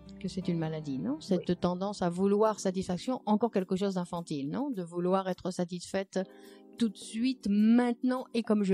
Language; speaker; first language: French; native; French